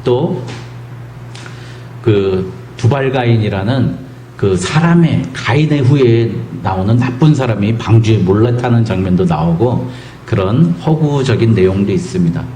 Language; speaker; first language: Korean; native; Korean